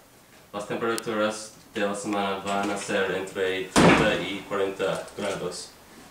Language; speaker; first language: Spanish; non-native, learner; English